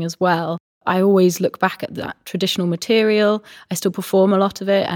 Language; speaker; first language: English; native; English